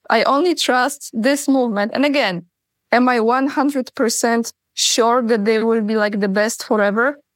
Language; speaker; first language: English; non-native, fluent; Polish